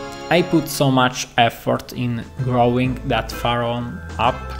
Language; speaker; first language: English; non-native, fluent; Italian